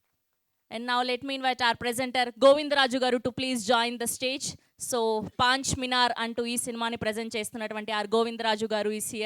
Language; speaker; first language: Telugu; native; Telugu